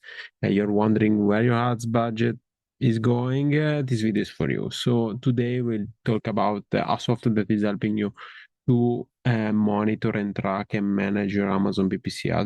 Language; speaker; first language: English; non-native, fluent; Italian